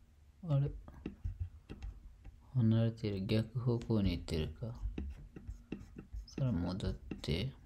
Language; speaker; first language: Japanese; non-native, fluent; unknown